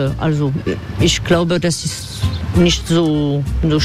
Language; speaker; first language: German; non-native, learner; French